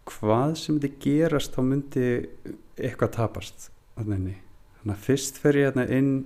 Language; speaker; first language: Icelandic; native; Icelandic